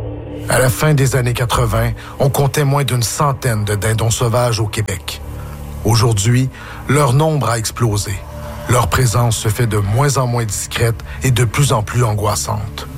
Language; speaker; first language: French; native; French